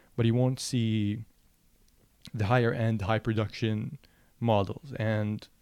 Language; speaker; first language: English; non-native, fluent; Arabic